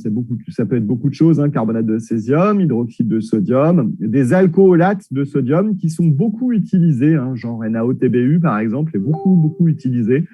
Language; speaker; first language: French; native; French